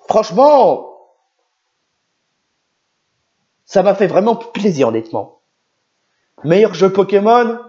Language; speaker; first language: French; native; French